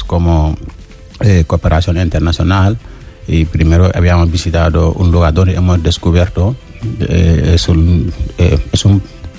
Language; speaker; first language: Spanish; non-native, learner; Wolof